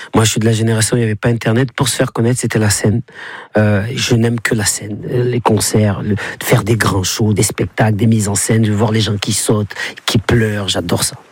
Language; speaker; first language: French; native; French